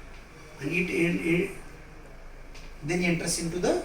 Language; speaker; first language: English; non-native, local second language; Marathi